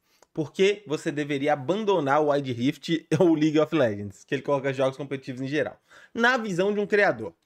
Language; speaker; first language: Portuguese; native; Portuguese